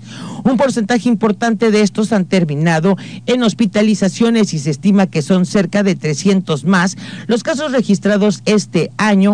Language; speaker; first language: Spanish; native; Spanish